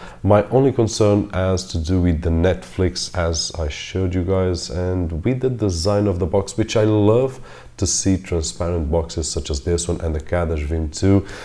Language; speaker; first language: English; non-native, fluent; Portuguese